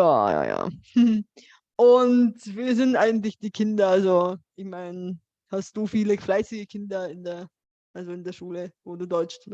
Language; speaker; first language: German; non-native, fluent; Bulgarian